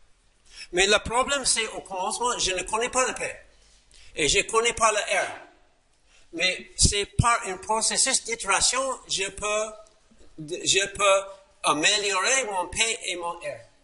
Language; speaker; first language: French; non-native, fluent; English